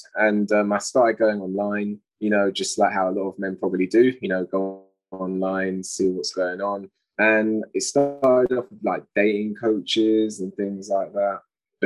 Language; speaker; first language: English; native; English